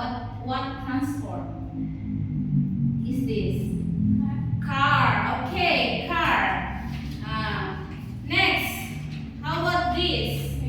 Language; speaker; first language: English; non-native, learner; Indonesian